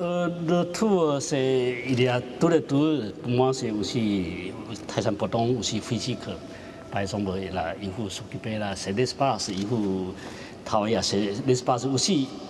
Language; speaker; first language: French; non-native, learner; Chinese